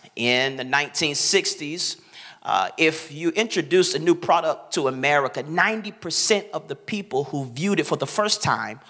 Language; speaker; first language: English; native; English